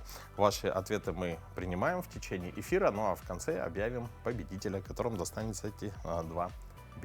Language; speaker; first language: Russian; native; Russian